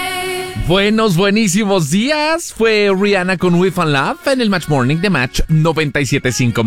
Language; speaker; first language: Spanish; native; Spanish